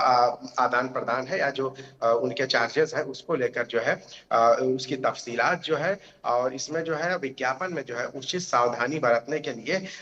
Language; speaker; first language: Hindi; native; Hindi